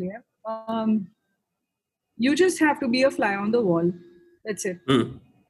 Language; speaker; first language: English; non-native, local second language; Hindi